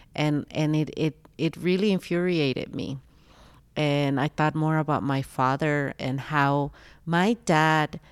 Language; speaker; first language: English; early bilingual, other home language; Spanish